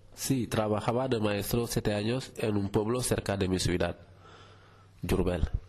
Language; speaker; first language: Spanish; non-native, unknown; Wolof